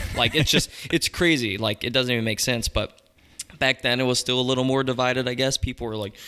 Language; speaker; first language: English; native; English